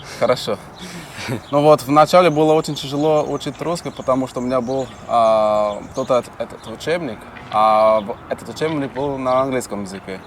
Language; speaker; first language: Russian; non-native, fluent; Portuguese